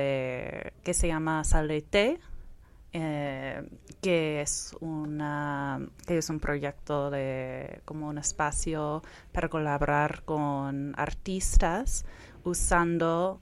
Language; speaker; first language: Spanish; non-native, fluent; English